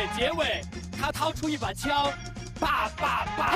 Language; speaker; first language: Chinese; native; Chinese